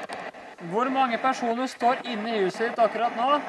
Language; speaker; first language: Norwegian; native; Norwegian